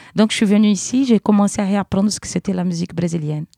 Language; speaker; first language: French; non-native, fluent; Portuguese